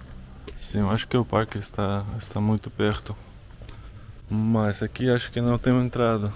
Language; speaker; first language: Portuguese; non-native, learner; Russian